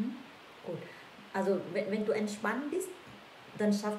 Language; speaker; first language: German; non-native, learner; Vietnamese